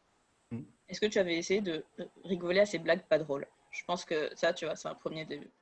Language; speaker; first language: French; native; French